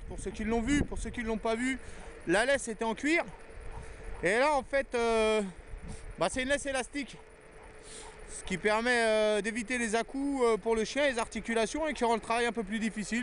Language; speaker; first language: French; native; French